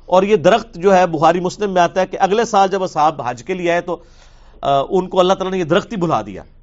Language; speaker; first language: Urdu; non-native, local second language; Punjabi